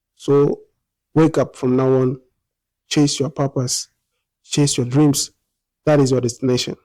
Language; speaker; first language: English; non-native, local second language; Swahili